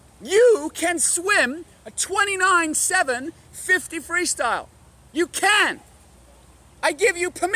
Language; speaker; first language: English; native; English